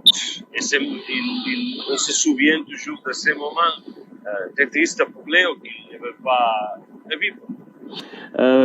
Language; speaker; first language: French; non-native, fluent; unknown